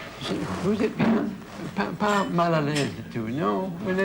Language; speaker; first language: French; non-native, fluent; English